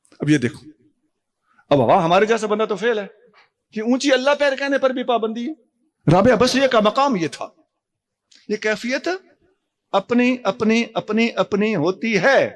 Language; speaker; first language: Urdu; non-native, local second language; Punjabi